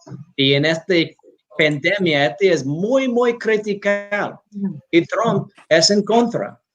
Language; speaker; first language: Spanish; non-native, learner; English